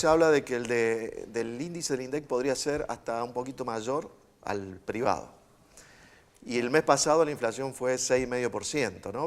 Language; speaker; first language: Spanish; native; Spanish